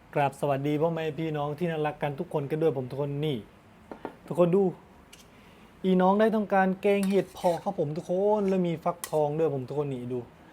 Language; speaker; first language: Thai; non-native, local second language; Northern Khmer